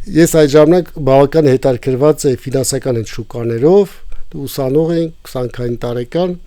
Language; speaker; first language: Armenian; native; Armenian